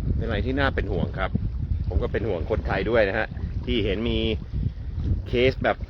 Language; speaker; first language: Thai; non-native, fluent; English